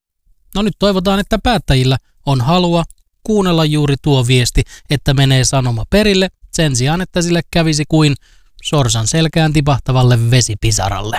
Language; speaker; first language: Finnish; native; Finnish